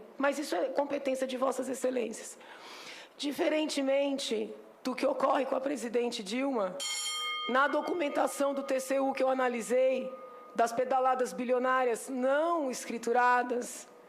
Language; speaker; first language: Portuguese; native; Portuguese